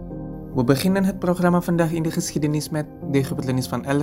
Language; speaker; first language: Dutch; non-native, fluent; Indonesian